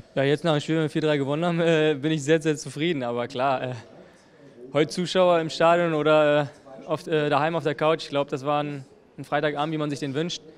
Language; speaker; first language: German; native; German